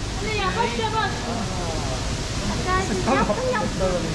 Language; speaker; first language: Turkish; non-native, learner; Korean